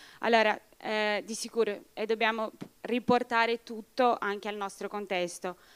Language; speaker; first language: Italian; non-native, fluent; Portuguese